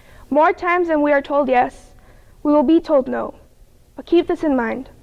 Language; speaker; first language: English; early bilingual, other home language; Spanish